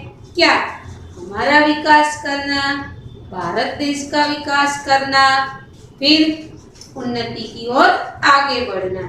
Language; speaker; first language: Hindi; non-native, local second language; Gujarati